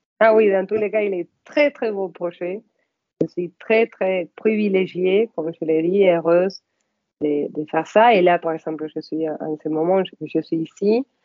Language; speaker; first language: French; non-native, fluent; Spanish